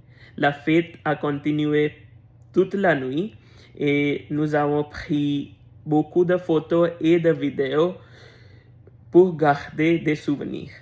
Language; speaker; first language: French; non-native, learner; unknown